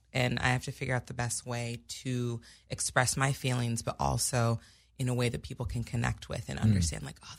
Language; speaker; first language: English; native; English